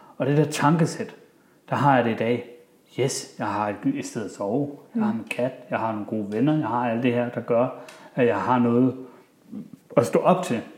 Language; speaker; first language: Danish; early bilingual, other home language; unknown